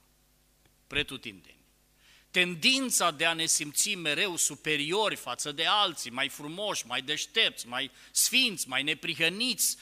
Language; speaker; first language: Romanian; native; Romanian